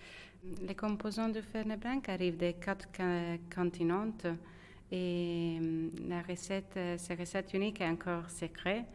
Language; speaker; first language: French; non-native, fluent; Italian